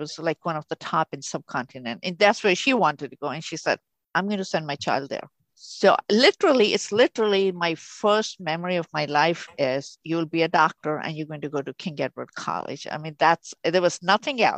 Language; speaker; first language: English; non-native, local second language; Urdu